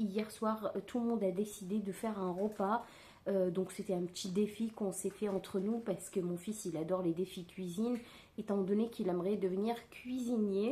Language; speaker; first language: French; native; French